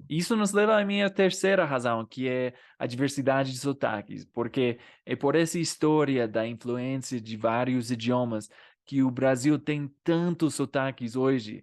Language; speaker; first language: Portuguese; non-native, fluent; English